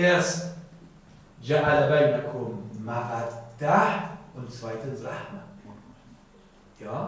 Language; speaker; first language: German; non-native, learner; Persian